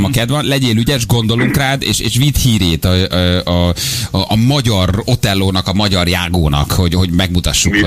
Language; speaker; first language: Hungarian; native; Hungarian